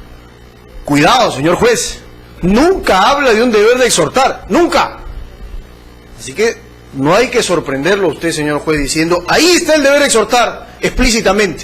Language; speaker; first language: Spanish; native; Spanish